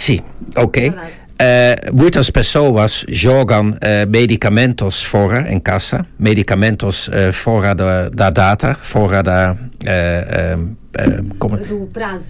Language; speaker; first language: Portuguese; non-native, fluent; Dutch